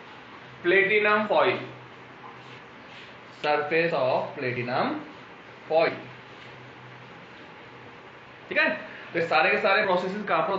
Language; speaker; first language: Hindi; native; Hindi